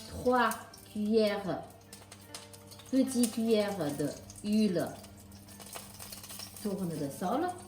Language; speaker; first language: French; non-native, local second language; Chinese